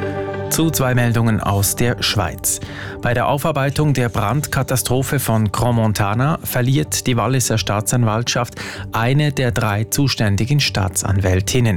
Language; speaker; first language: German; native; German